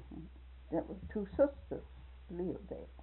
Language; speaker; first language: English; native; English